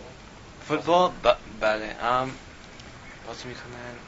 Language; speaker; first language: Persian; non-native, learner; English